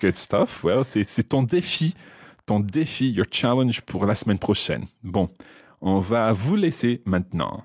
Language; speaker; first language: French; non-native, fluent; English